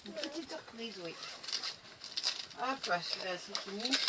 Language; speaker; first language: French; native; French